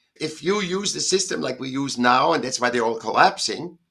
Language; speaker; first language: English; non-native, fluent; German